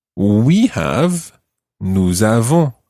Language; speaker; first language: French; non-native, fluent; English